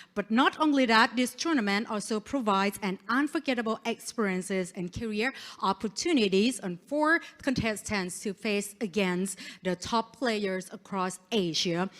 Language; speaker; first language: English; non-native, fluent; Thai